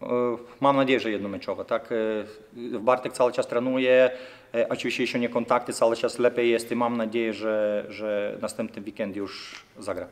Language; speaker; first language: Polish; non-native, fluent; Lithuanian